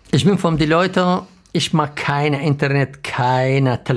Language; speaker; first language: German; non-native, learner; Arabic